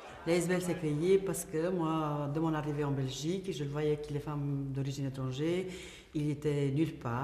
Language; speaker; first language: French; non-native, fluent; Albanian